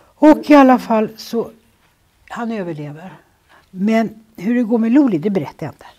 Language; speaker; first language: Swedish; native; Swedish